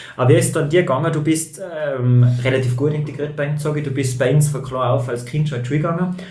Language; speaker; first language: German; native; German